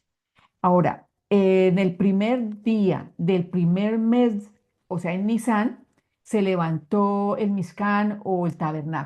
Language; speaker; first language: Spanish; native; Spanish